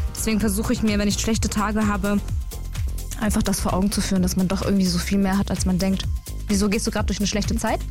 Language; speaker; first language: German; native; German